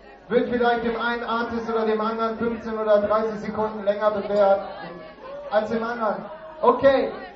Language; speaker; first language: German; native; German